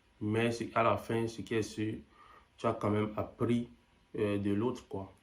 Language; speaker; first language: French; non-native, local second language; Ewe